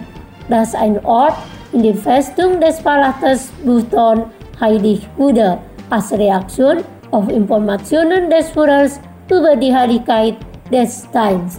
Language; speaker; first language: German; non-native, fluent; Indonesian